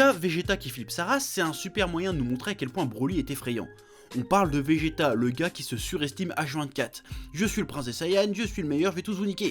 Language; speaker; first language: French; native; French